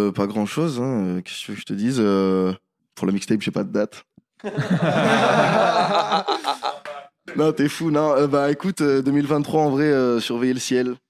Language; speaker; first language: French; native; French